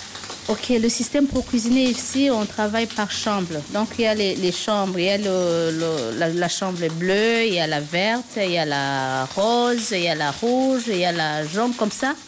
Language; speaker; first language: French; non-native, local second language; Rundi